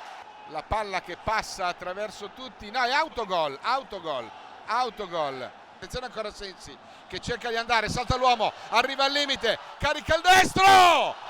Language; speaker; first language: Italian; native; Italian